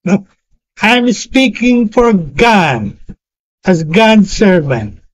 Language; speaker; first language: English; non-native, local second language; Filipino